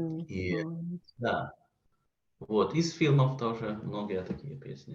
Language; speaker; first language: Russian; non-native, fluent; Swedish